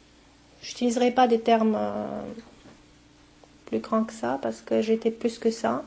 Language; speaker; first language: French; non-native, local second language; Arabic